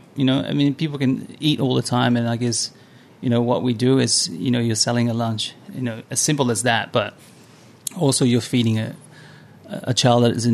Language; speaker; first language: English; non-native, fluent; Samoan